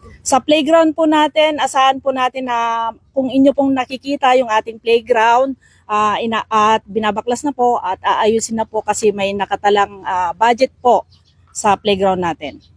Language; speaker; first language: Filipino; non-native, local second language; Pangasinan